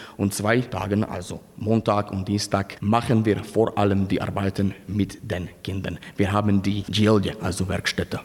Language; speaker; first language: German; non-native, fluent; Slovak